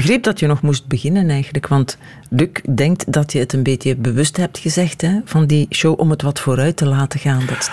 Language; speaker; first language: Dutch; native; Dutch